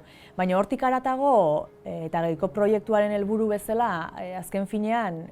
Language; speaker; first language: Basque; native; Basque